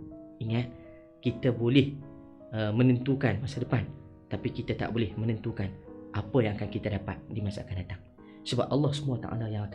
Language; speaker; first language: Malay; native; Malay